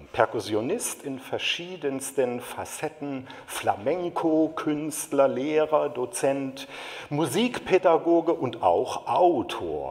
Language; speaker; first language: German; native; German